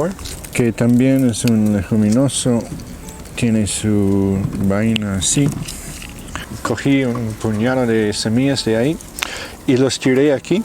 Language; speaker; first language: Spanish; non-native, fluent; English